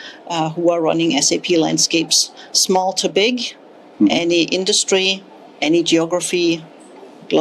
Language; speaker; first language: English; non-native, fluent; German